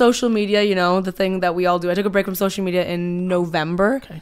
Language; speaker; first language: English; native; English